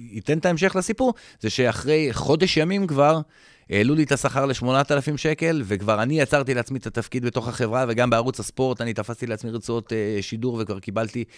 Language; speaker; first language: Hebrew; native; Hebrew